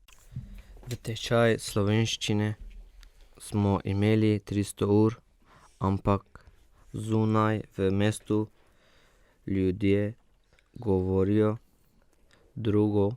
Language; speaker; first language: Slovenian; early bilingual, other home language; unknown